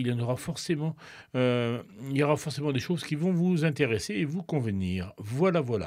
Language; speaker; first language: French; native; French